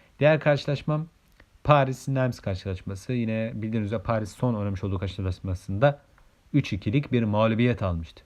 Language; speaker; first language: Turkish; native; Turkish